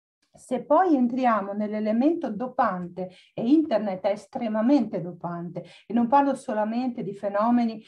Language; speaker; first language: Italian; native; Italian